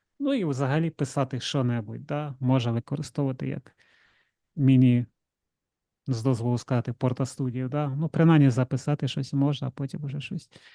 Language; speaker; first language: Ukrainian; non-native, local second language; Russian